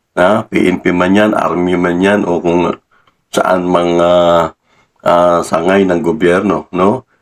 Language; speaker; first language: Filipino; non-native, local second language; Cebuano